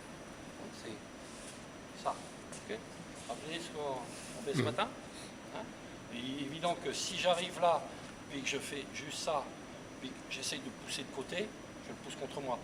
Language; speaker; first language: French; native; French